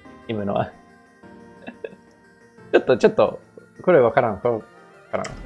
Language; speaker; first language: Japanese; non-native, fluent; English